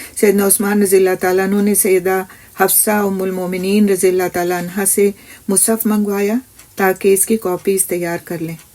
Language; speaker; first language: Urdu; native; Urdu